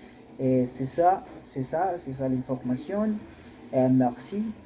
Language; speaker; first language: French; non-native, learner; Spanish